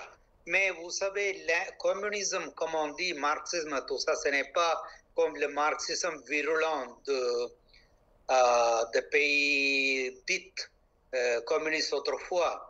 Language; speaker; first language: French; non-native, local second language; Malayalam